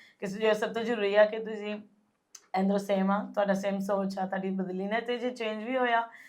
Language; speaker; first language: Punjabi; early bilingual, heritage; Punjabi